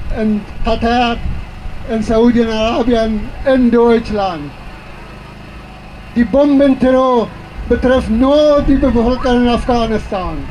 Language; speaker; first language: German; non-native, fluent; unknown